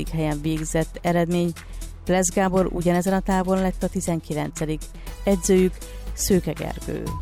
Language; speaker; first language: Hungarian; native; Hungarian